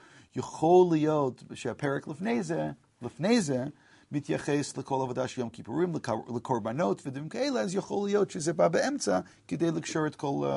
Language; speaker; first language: Hebrew; non-native, fluent; English